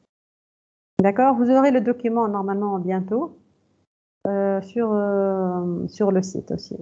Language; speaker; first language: French; non-native, local second language; Arabic